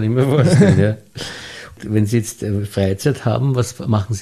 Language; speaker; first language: German; native; German